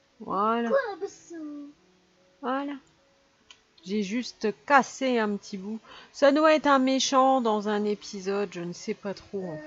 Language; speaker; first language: French; native; French